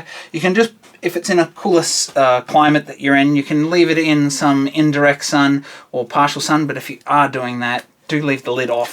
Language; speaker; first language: English; native; English